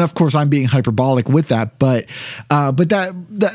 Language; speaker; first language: English; native; English